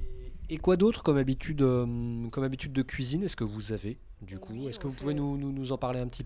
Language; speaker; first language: French; native; French